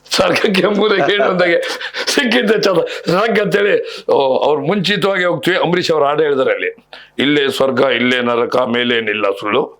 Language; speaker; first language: Kannada; native; Kannada